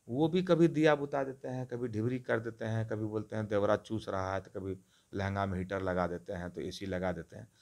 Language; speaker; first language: Hindi; non-native, local second language; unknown